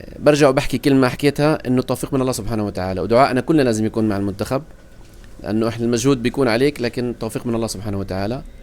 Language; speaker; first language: Arabic; native; Arabic